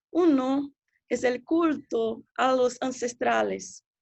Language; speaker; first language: Spanish; non-native, fluent; Portuguese